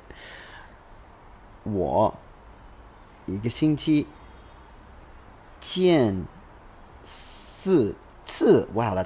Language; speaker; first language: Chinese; non-native, learner; English